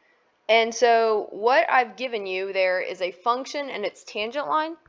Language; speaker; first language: English; native; English